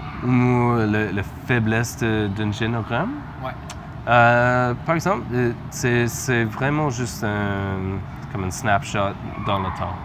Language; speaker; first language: French; non-native, learner; English